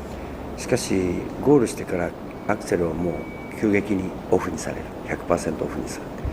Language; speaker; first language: Japanese; native; Japanese